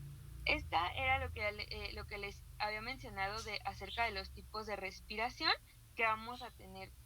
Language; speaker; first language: Spanish; native; Spanish